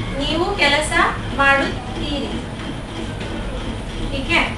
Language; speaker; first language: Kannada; non-native, fluent; Marathi